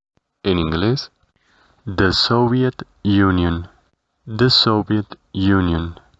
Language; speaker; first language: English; non-native, fluent; Spanish